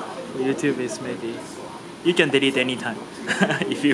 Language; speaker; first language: English; non-native, learner; Japanese